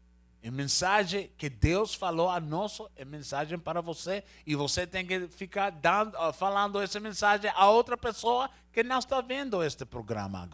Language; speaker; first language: Portuguese; non-native, learner; Spanish